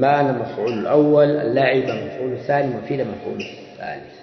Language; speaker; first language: Arabic; non-native, fluent; Swahili